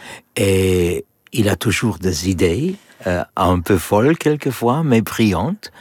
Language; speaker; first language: French; non-native, learner; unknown